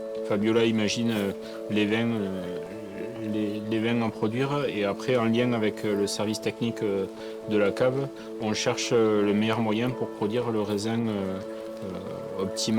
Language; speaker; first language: French; native; French